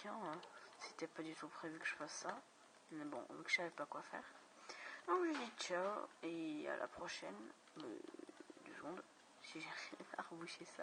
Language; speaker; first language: French; native; French